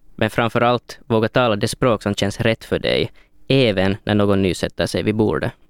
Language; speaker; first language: Swedish; native; Swedish